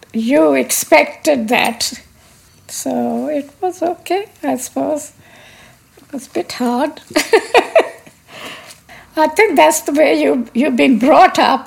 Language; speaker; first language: English; non-native, local second language; Punjabi